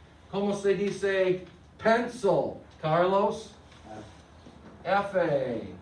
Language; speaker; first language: Spanish; non-native, fluent; English